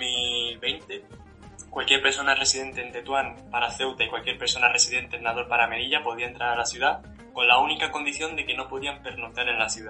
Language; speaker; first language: Spanish; native; Spanish